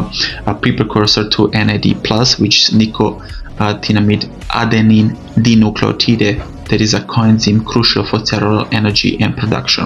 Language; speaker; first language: English; non-native, fluent; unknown